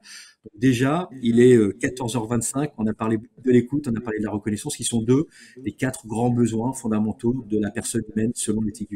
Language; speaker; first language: French; native; French